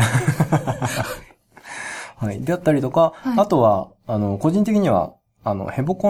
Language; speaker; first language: Japanese; native; Japanese